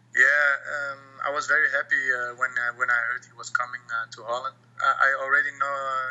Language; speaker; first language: English; non-native, fluent; Dutch